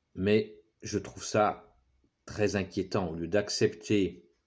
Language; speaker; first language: French; native; French